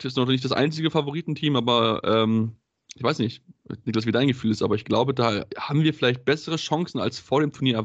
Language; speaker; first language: German; native; German